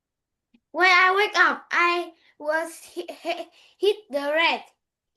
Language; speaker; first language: English; non-native, learner; Vietnamese